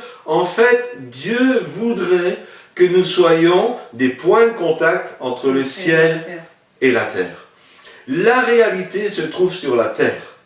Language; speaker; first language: French; native; French